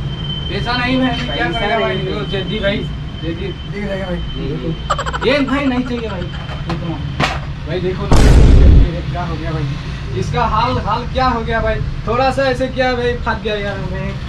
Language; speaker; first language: Hindi; non-native, local second language; Assamese